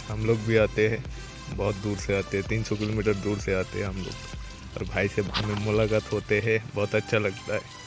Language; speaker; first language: Hindi; non-native, local second language; Assamese